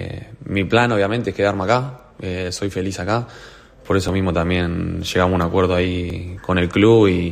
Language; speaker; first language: Spanish; native; Spanish